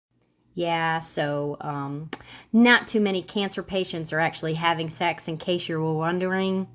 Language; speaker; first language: English; native; English